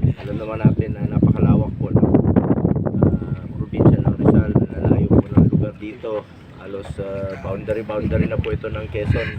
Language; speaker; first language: Filipino; native; Filipino